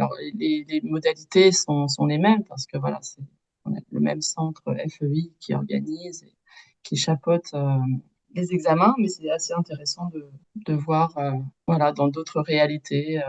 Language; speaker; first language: French; native; French